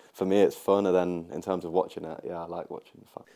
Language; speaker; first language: English; native; English